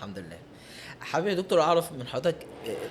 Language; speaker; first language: Arabic; native; Arabic